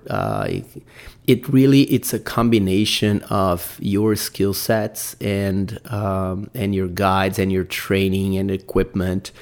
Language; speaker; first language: English; non-native, fluent; Portuguese